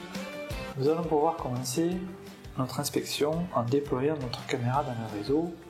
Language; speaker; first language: French; native; French